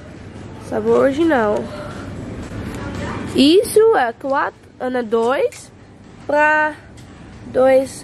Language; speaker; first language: Portuguese; non-native, learner; Dutch